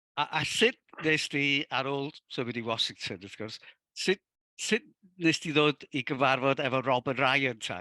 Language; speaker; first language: Welsh; native; Welsh